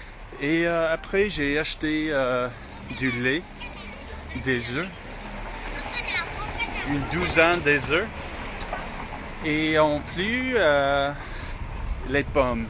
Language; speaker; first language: French; non-native, learner; English